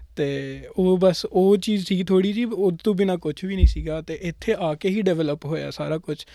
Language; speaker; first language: Punjabi; native; Punjabi